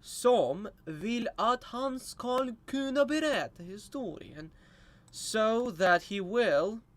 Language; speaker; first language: Swedish; non-native, learner; Russian